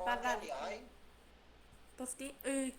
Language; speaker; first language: Italian; non-native, learner; Romanian